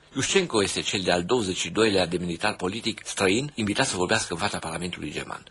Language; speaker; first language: Romanian; non-native, local second language; German